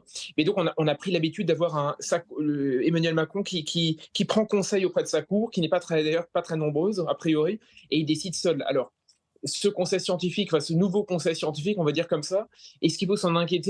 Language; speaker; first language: French; native; French